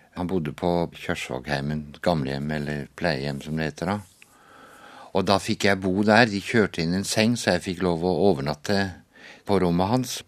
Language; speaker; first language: Norwegian; native; Norwegian